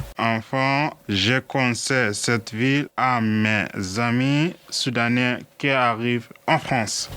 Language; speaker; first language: French; non-native, learner; Arabic